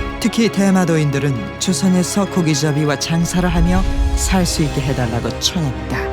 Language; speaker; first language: Korean; native; Korean